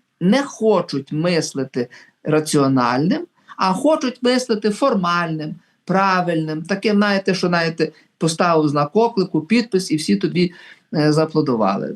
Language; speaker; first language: Ukrainian; native; Ukrainian